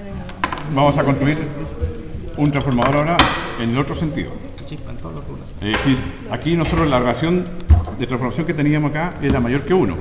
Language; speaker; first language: Spanish; native; Spanish